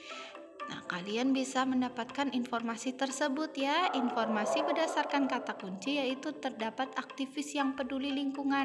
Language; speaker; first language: Indonesian; native; Indonesian